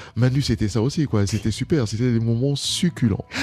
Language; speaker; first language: French; non-native, local second language; Duala